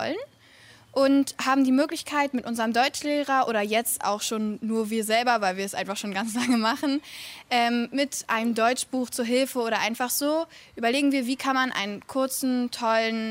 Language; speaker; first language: German; native; German